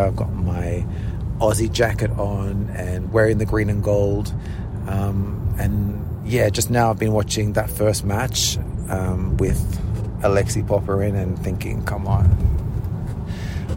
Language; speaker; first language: English; native; English